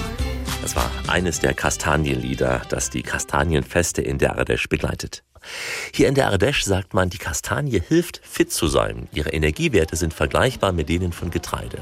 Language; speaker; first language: German; native; German